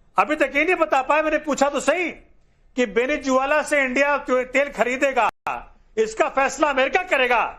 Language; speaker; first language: Hindi; native; Hindi